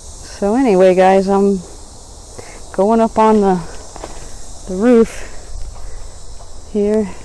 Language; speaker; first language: English; native; English